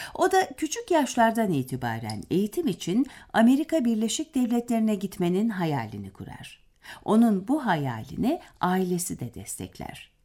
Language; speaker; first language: Turkish; native; Turkish